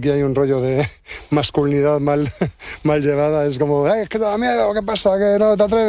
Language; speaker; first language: Spanish; native; Spanish